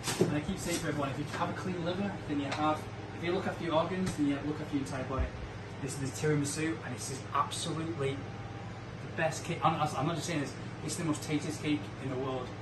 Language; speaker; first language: English; native; English